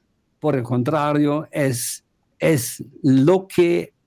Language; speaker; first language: Spanish; non-native, fluent; German